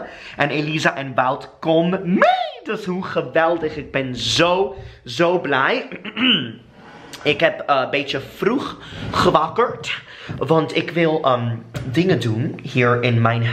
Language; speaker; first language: Dutch; non-native, fluent; English